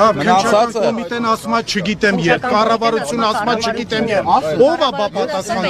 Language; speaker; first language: Armenian; native; Armenian